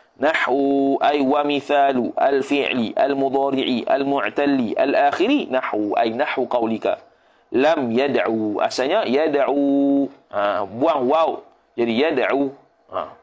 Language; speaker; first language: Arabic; non-native, fluent; Malay